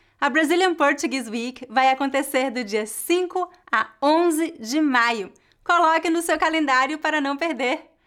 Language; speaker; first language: Portuguese; native; Portuguese